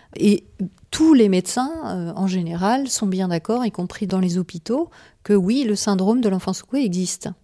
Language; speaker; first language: French; native; French